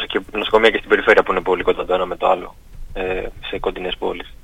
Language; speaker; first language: Greek; native; Greek